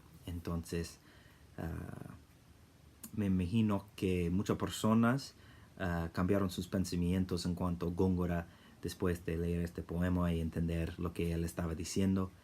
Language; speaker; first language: Spanish; non-native, fluent; English